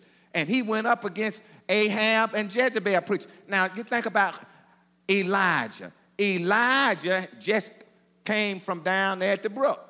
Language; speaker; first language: English; native; English